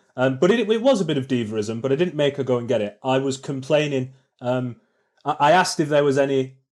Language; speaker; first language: English; native; English